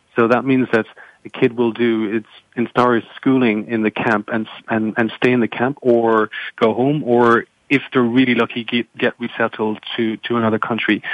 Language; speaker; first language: English; non-native, fluent; French